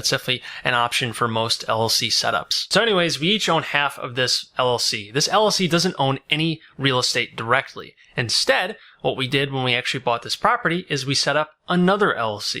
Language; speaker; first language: English; native; English